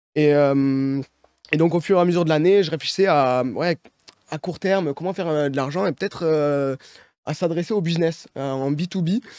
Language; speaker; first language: French; native; French